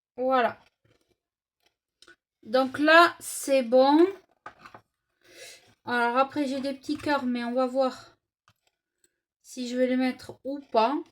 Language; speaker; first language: French; native; French